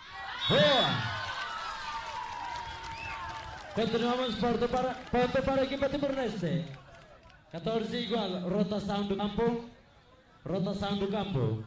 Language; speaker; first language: Portuguese; non-native, local second language; Tetum